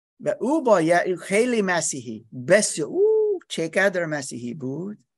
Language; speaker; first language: Persian; non-native, learner; English